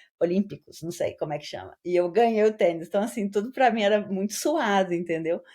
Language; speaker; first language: Portuguese; native; Portuguese